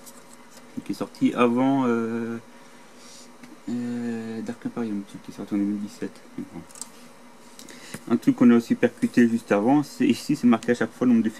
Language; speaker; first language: French; native; French